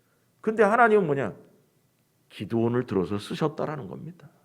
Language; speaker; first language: Korean; native; Korean